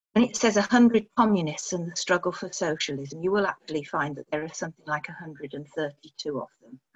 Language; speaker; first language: English; native; English